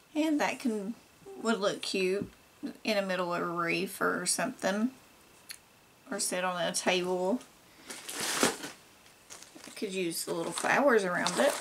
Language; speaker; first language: English; native; English